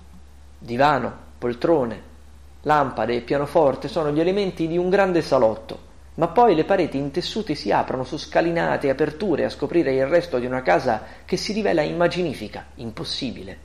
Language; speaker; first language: Italian; native; Italian